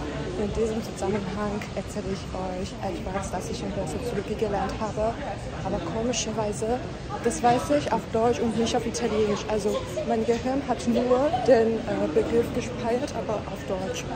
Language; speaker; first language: German; non-native, fluent; Turkish